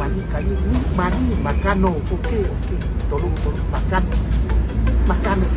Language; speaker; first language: Filipino; non-native, learner; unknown